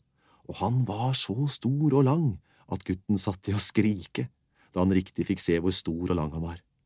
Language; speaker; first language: Norwegian; native; Norwegian